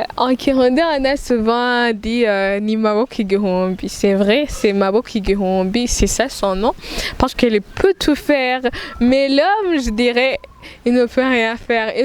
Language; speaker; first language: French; non-native, local second language; Rundi